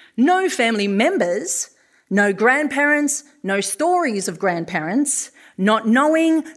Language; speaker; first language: English; native; English